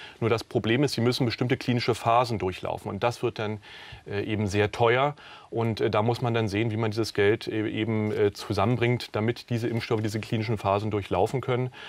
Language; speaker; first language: German; native; German